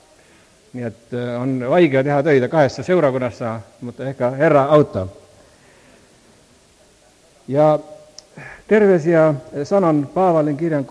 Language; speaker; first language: Finnish; non-native, learner; Estonian